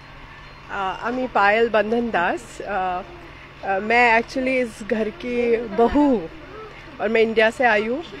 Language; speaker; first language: Hindi; non-native, local second language; Bangla